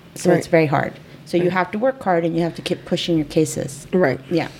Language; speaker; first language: English; early bilingual, other home language; Spanish